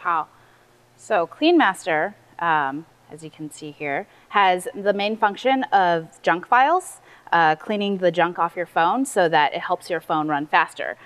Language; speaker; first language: English; early bilingual, other home language; Chinese